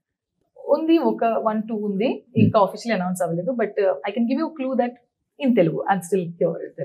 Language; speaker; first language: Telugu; non-native, learner; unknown